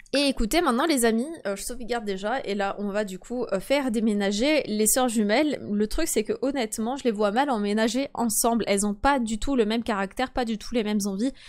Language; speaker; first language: French; early bilingual, other home language; Polish